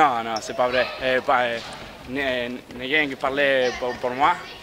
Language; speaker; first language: French; non-native, learner; Spanish